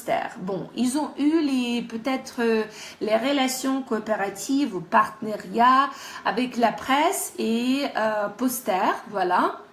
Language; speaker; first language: French; non-native, fluent; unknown